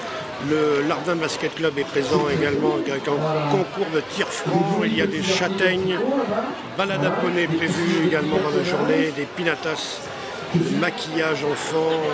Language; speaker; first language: French; native; French